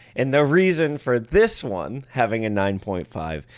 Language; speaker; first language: English; native; English